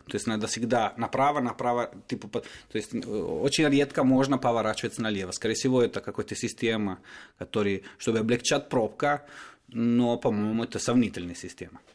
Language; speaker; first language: Russian; non-native, fluent; Italian